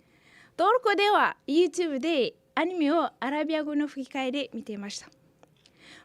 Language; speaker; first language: Japanese; non-native, fluent; Hausa